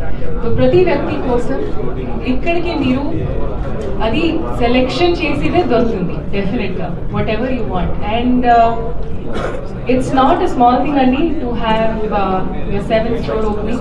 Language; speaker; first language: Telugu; non-native, learner; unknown